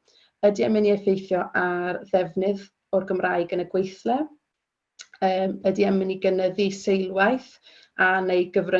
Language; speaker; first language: Welsh; native; Welsh